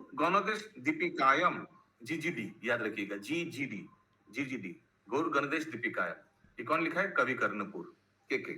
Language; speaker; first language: Hindi; non-native, local second language; Bangla